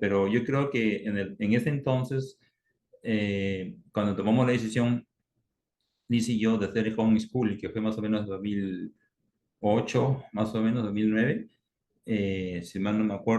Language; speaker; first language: Spanish; native; Spanish